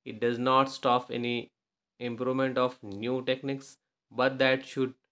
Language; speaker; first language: English; non-native, local second language; Marathi